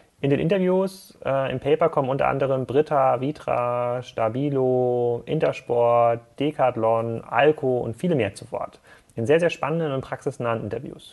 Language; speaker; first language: German; native; German